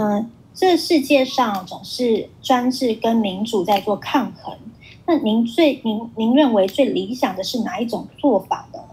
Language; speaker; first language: Chinese; native; Chinese